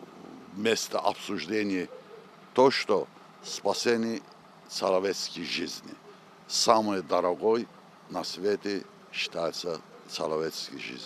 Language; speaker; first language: Russian; non-native, local second language; Azerbaijani